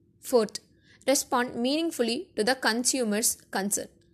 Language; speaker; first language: English; non-native, local second language; Tamil